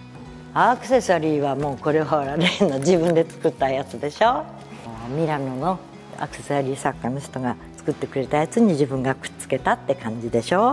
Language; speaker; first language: Japanese; native; Japanese